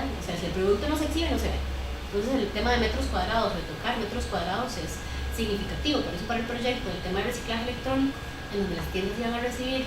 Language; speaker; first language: Spanish; native; Spanish